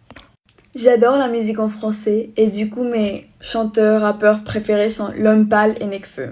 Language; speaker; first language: French; early bilingual, heritage; French